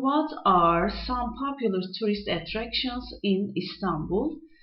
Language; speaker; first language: English; non-native, fluent; Turkish